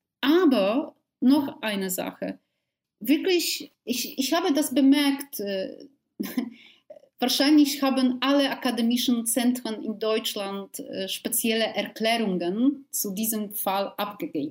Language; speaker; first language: German; non-native, fluent; Polish